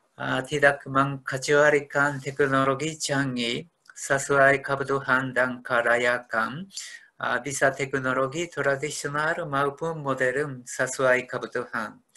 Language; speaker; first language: Indonesian; non-native, fluent; Japanese